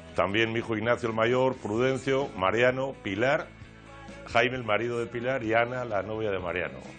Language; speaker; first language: Spanish; native; Spanish